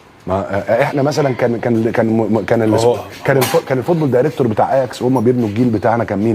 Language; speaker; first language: Arabic; native; Arabic